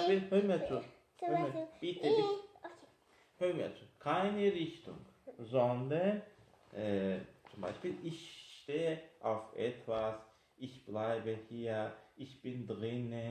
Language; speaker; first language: German; non-native, fluent; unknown